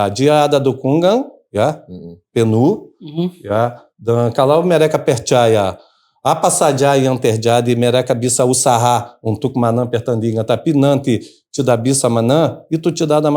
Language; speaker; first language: Indonesian; non-native, fluent; Portuguese